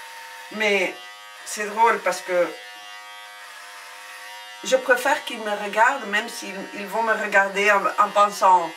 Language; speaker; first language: French; non-native, fluent; Spanish